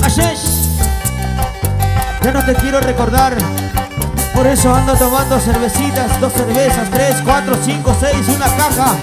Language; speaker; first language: Spanish; native; Spanish